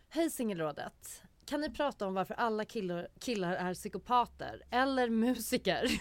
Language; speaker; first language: Swedish; native; Swedish